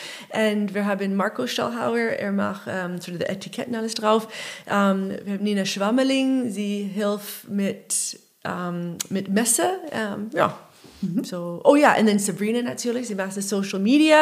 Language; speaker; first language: German; non-native, learner; English